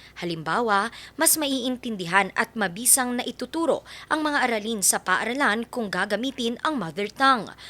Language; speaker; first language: Filipino; native; Filipino